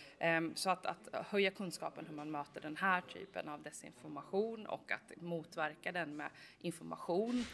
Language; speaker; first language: Swedish; native; Swedish